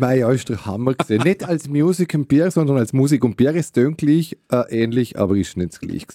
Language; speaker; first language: German; native; German